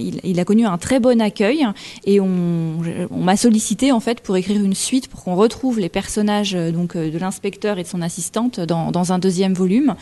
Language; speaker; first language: French; native; French